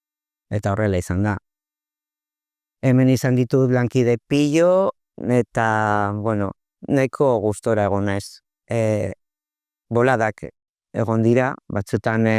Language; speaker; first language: Basque; non-native, local second language; Spanish